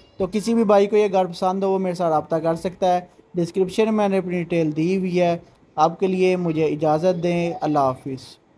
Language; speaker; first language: Urdu; non-native, local second language; Punjabi